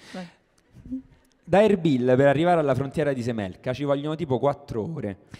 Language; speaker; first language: Italian; native; Italian